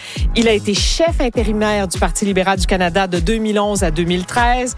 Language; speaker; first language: French; native; French